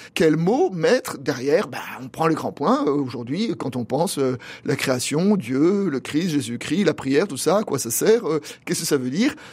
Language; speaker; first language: French; native; French